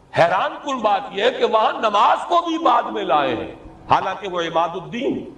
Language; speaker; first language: Urdu; native; Urdu